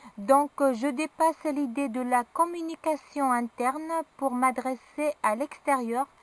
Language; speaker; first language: French; non-native, local second language; Arabic